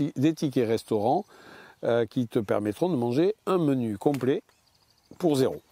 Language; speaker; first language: French; native; French